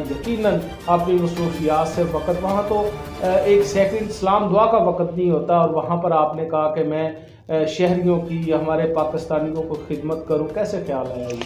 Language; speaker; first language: Urdu; non-native, local second language; Punjabi